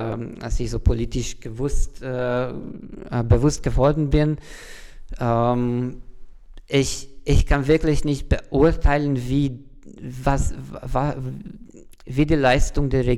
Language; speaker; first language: German; non-native, fluent; Hungarian